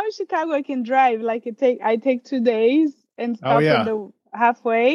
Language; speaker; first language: English; non-native, fluent; Portuguese